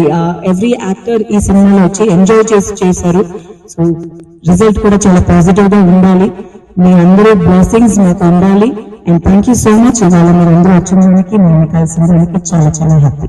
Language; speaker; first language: Telugu; non-native, fluent; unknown